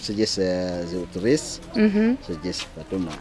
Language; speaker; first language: Russian; non-native, learner; Indonesian